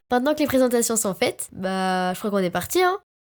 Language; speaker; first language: French; native; French